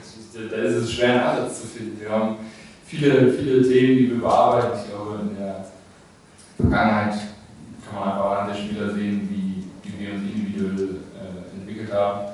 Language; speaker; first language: German; native; German